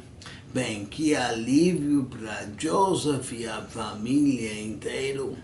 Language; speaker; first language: Portuguese; non-native, fluent; English